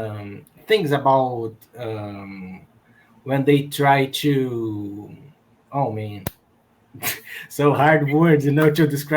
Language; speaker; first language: English; non-native, learner; Portuguese